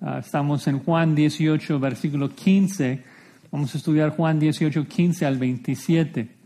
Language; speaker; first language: Spanish; non-native, fluent; English